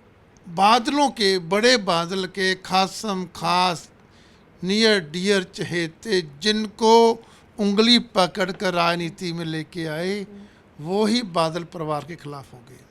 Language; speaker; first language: Hindi; non-native, local second language; Punjabi